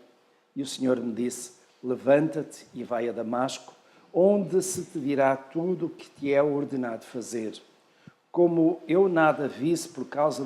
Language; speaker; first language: Portuguese; native; Portuguese